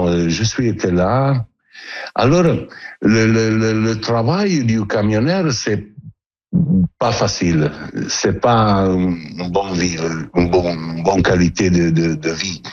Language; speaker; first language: French; non-native, fluent; Italian